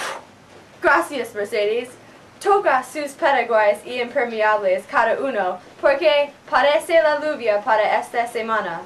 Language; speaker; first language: Spanish; non-native, learner; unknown